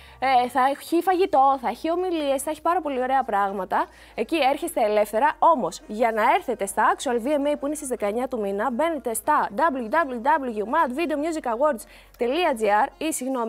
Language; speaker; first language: Greek; native; Greek